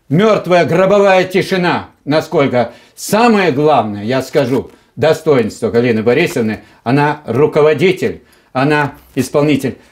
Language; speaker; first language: Russian; native; Russian